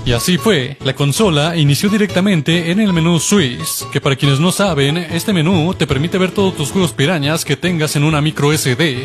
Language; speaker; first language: Spanish; native; Spanish